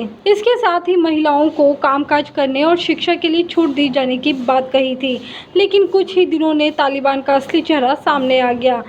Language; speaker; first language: Hindi; native; Hindi